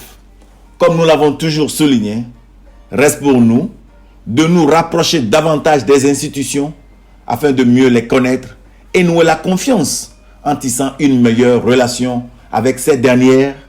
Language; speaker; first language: French; native; French